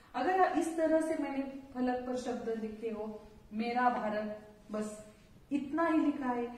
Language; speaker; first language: Hindi; non-native, local second language; Marathi